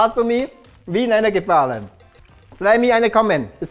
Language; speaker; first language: German; non-native, learner; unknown